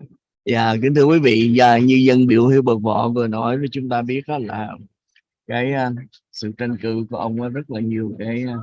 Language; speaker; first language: Vietnamese; native; Vietnamese